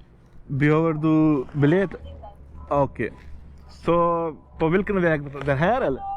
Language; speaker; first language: Swedish; non-native, learner; Urdu